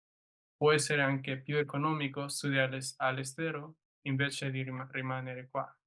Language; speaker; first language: Italian; non-native, learner; English